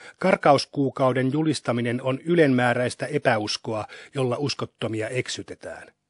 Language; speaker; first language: Finnish; native; Finnish